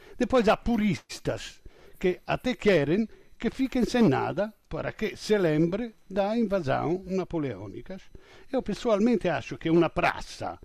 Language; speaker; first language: Portuguese; non-native, fluent; Italian